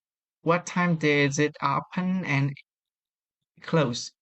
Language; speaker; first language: English; non-native, learner; Vietnamese